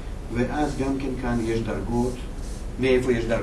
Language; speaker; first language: Hebrew; non-native, fluent; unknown